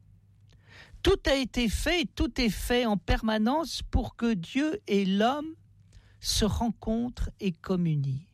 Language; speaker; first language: French; native; French